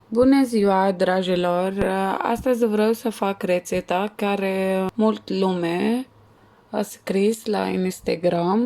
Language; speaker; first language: Romanian; non-native, learner; Arabic